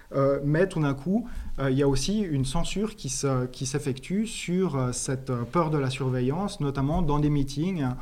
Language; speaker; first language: French; native; French